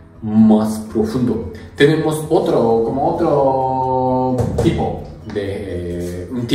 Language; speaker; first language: Spanish; non-native, learner; Japanese